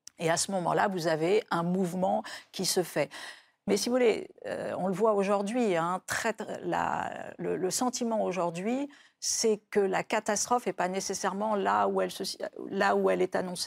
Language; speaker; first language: French; native; French